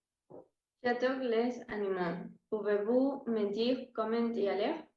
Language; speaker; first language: French; non-native, learner; Spanish